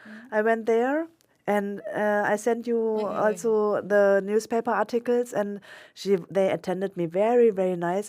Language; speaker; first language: English; non-native, local second language; German